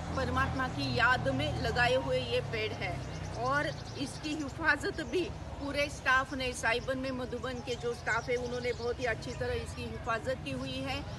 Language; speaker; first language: Hindi; non-native, local second language; Marathi